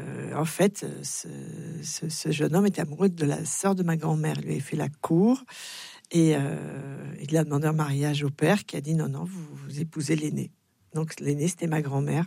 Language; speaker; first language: French; native; French